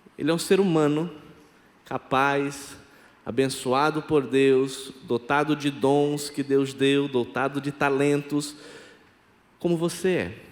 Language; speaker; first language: Portuguese; non-native, local second language; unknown